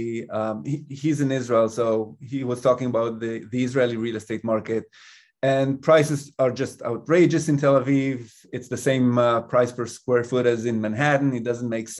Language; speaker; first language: English; non-native, fluent; Hebrew